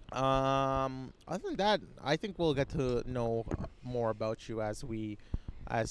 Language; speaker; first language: English; native; English